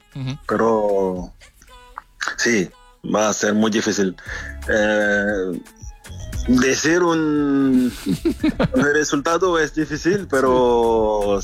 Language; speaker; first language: Spanish; non-native, fluent; French